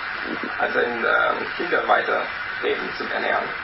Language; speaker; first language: German; non-native, learner; Vietnamese